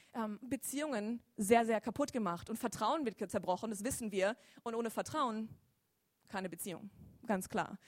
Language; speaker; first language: German; native; German